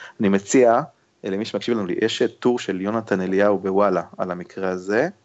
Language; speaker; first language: Hebrew; native; Hebrew